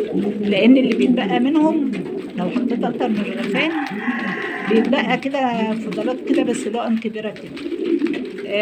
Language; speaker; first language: Arabic; native; Arabic